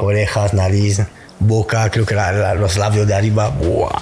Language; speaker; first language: Spanish; non-native, fluent; French